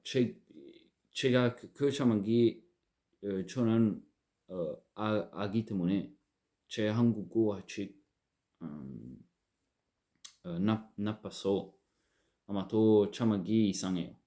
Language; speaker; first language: Korean; non-native, learner; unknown